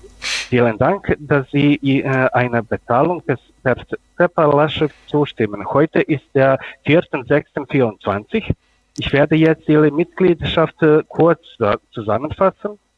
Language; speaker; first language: German; non-native, learner; Russian